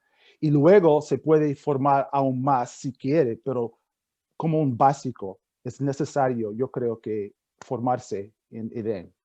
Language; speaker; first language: Spanish; non-native, fluent; English